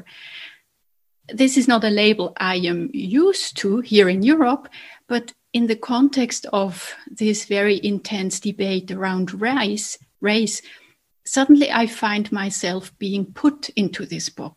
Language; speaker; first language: English; non-native, fluent; German